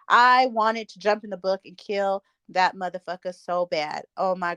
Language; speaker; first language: English; native; English